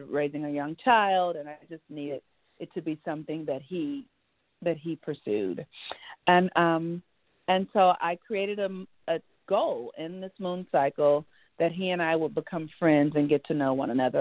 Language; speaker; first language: English; native; English